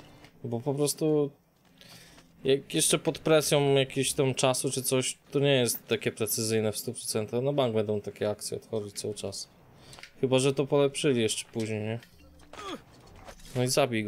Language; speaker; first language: Polish; native; Polish